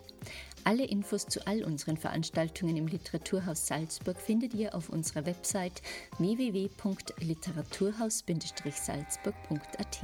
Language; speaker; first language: German; native; German